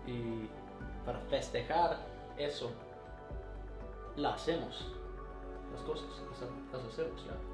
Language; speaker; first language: Spanish; non-native, fluent; Icelandic